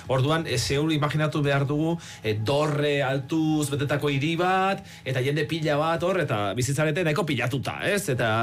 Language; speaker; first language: Basque; native; Basque